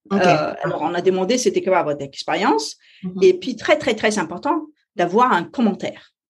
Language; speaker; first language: French; non-native, fluent; Danish